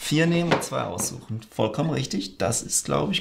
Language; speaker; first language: German; native; German